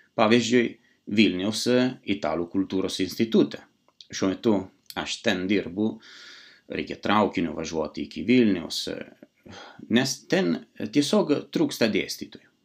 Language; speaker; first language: Lithuanian; non-native, fluent; Italian